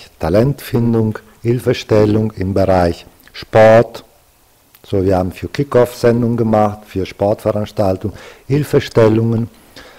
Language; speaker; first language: German; non-native, fluent; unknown